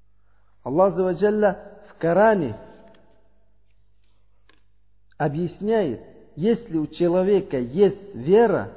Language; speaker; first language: Russian; non-native, learner; Uzbek